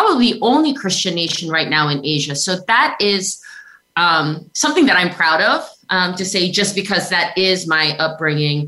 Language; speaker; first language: English; non-native, local second language; Filipino